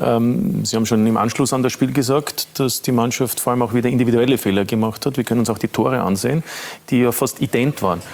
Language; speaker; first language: German; native; German